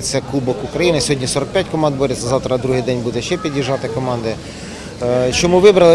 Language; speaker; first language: Ukrainian; native; Ukrainian